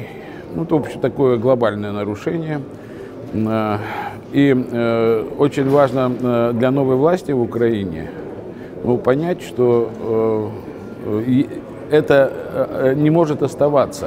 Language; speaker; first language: Russian; native; Russian